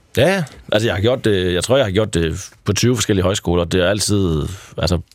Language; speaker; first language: Danish; native; Danish